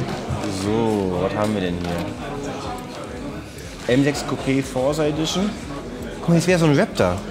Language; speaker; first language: German; native; German